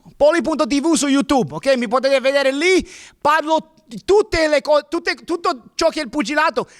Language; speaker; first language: Italian; early bilingual, other home language; English